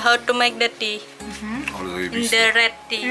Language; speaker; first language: English; non-native, learner; Indonesian